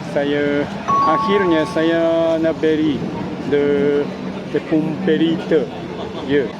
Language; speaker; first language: Malay; non-native, fluent; Japanese